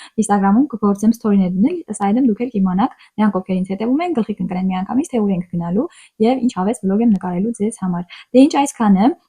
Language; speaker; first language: Armenian; native; Armenian